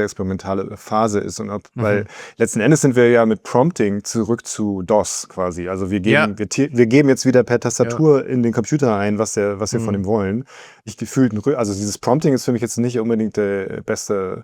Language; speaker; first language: German; native; German